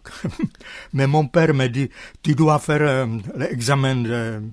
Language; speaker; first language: French; non-native, fluent; Czech